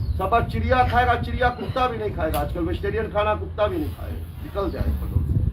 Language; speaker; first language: Hindi; native; Hindi